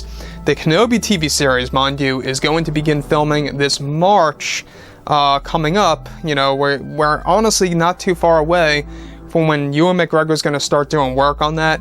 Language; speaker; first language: English; native; English